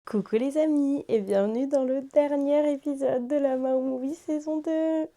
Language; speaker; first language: French; native; French